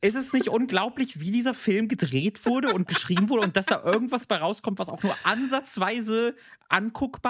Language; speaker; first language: German; native; German